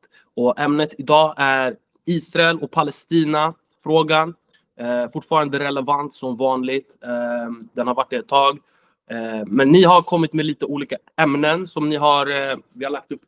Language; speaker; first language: Swedish; native; Swedish